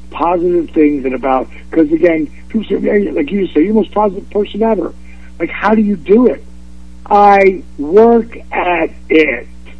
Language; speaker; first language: English; native; English